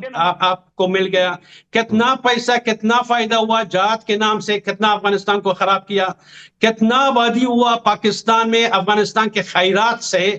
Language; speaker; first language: Hindi; non-native, fluent; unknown